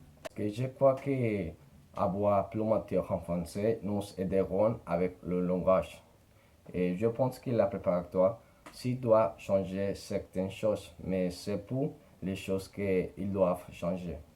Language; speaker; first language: French; non-native, learner; Spanish